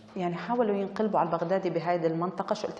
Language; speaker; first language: Arabic; native; Arabic